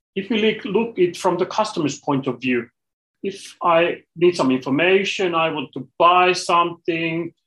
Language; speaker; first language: English; non-native, fluent; Finnish